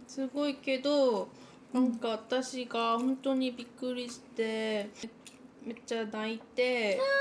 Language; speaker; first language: Japanese; non-native, learner; Korean